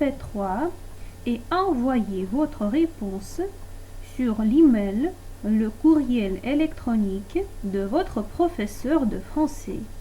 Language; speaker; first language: French; non-native, fluent; Russian